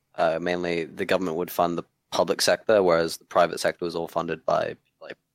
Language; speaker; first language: English; non-native, local second language; Cantonese